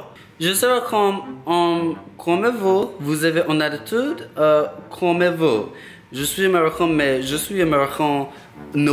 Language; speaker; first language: French; non-native, learner; English